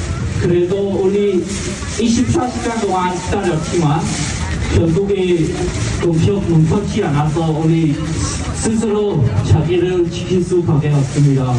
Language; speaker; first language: Korean; non-native, learner; Khmer